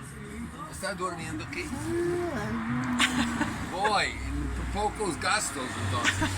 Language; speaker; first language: Spanish; non-native, fluent; English